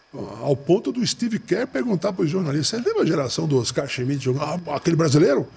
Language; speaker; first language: Portuguese; native; Portuguese